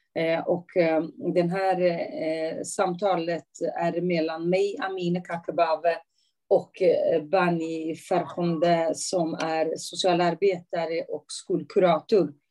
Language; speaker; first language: Swedish; non-native, fluent; Persian